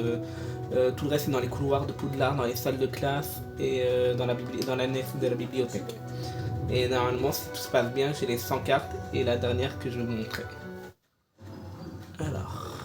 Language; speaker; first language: French; native; French